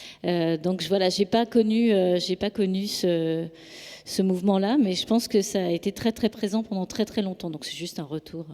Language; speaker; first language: French; native; French